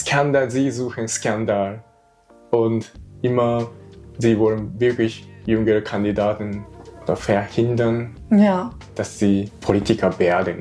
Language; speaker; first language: German; non-native, learner; Japanese